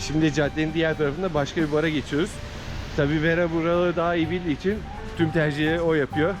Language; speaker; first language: Turkish; native; Turkish